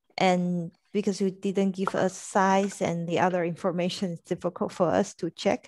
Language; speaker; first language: English; non-native, fluent; French